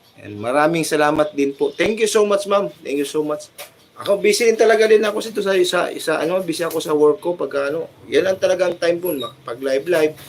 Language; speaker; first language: Filipino; non-native, local second language; Cebuano